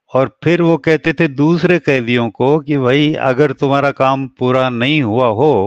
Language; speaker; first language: Hindi; native; Hindi